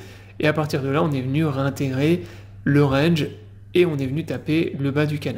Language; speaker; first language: French; native; French